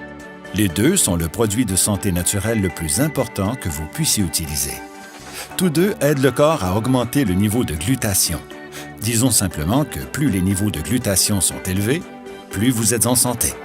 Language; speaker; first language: French; native; French